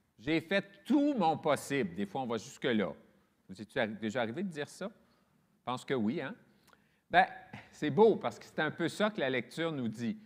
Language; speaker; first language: French; native; French